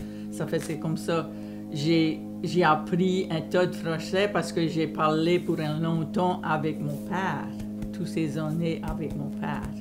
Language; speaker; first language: French; early bilingual, heritage; French